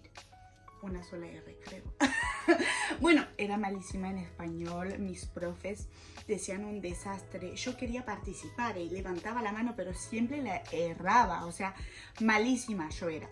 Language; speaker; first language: Spanish; non-native, fluent; French